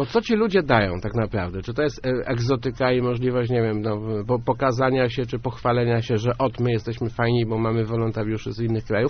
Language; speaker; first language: Polish; native; Polish